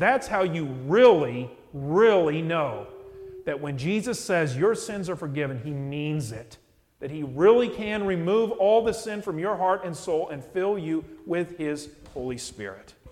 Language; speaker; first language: English; native; English